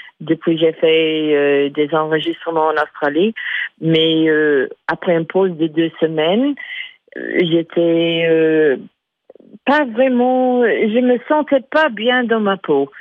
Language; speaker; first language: French; non-native, fluent; English